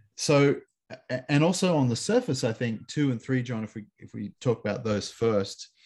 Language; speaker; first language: English; native; English